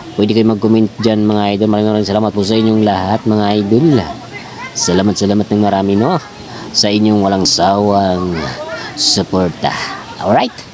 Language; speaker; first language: Filipino; non-native, local second language; Cebuano